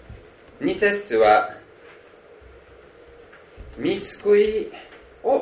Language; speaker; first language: Japanese; non-native, fluent; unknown